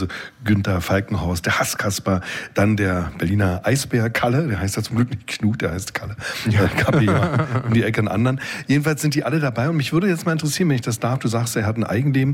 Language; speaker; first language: German; native; German